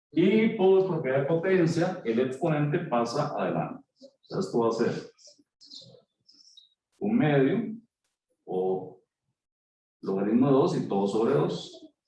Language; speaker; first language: Spanish; native; Spanish